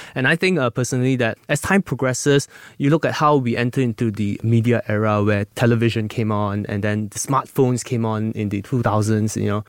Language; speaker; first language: English; non-native, local second language; Chinese